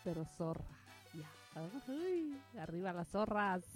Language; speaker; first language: Spanish; native; Spanish